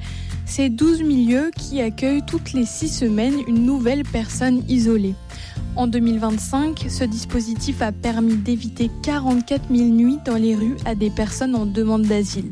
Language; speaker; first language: French; native; French